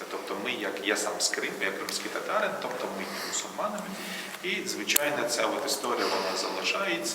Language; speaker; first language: Ukrainian; non-native, local second language; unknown